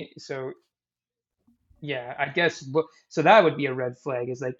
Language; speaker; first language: English; native; English